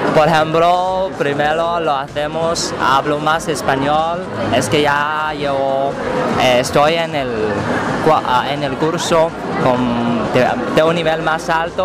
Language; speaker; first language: Spanish; non-native, fluent; Chinese